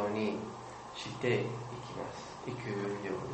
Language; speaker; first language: Japanese; non-native, learner; English